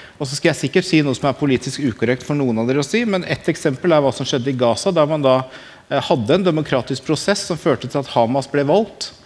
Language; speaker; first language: Norwegian; native; Norwegian